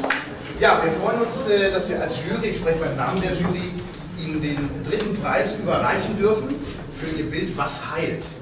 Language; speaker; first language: German; native; German